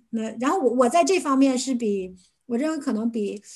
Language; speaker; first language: Chinese; native; Chinese